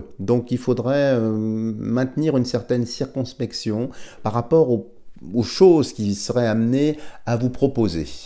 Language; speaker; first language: French; native; French